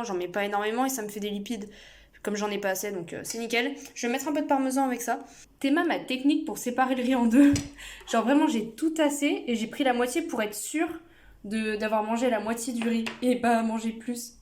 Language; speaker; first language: French; native; French